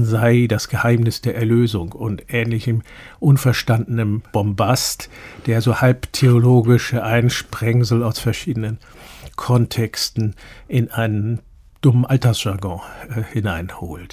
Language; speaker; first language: German; native; German